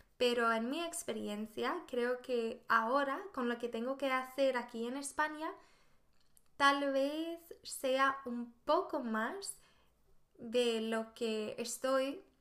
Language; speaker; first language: Spanish; non-native, fluent; Swedish